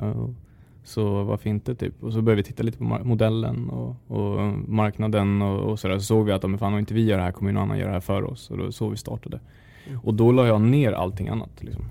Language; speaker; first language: Swedish; native; Swedish